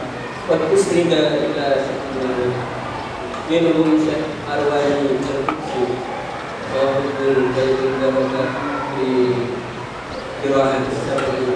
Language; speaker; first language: Arabic; non-native, learner; Indonesian